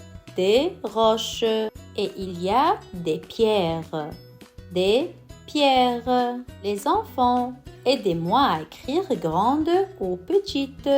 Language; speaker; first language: French; non-native, local second language; Arabic